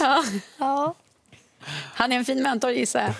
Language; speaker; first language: Swedish; native; Swedish